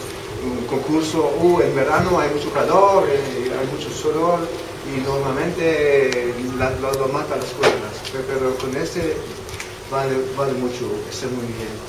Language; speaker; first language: Spanish; non-native, fluent; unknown